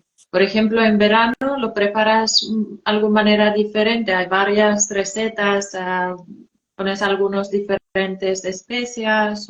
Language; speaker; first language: Spanish; non-native, fluent; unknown